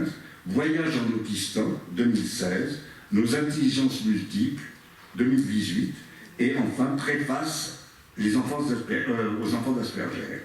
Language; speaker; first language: French; native; French